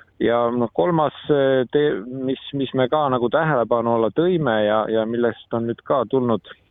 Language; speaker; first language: Estonian; native; Estonian